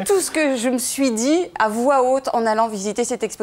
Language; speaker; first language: French; native; French